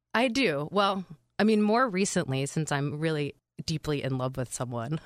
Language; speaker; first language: English; native; English